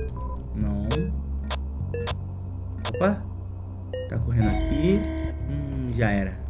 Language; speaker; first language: Portuguese; native; Portuguese